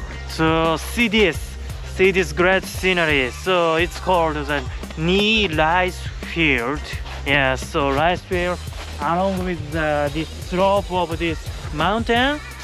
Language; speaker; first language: English; non-native, learner; Japanese